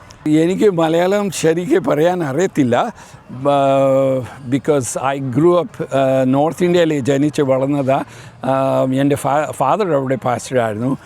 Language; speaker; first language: Malayalam; early bilingual, heritage; Malayalam